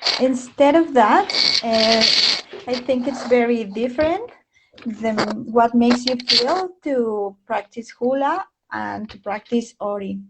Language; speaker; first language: English; non-native, fluent; Spanish